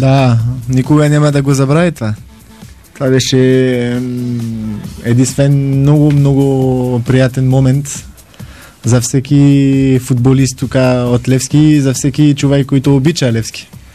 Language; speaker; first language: Bulgarian; non-native, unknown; French